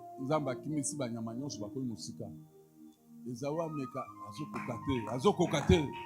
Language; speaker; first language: Lingala; native; Lingala